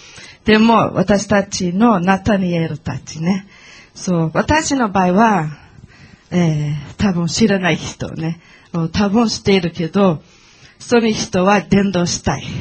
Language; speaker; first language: Japanese; non-native, learner; Portuguese